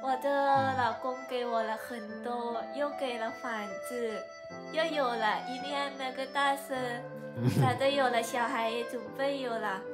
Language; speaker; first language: Chinese; non-native, learner; Lao